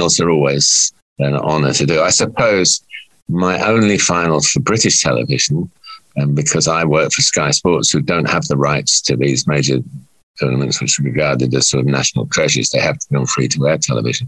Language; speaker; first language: English; native; English